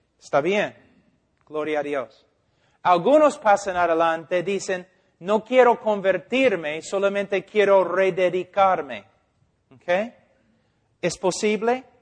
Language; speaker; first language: Spanish; non-native, fluent; English